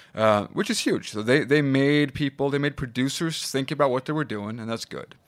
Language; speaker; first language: English; non-native, fluent; Swedish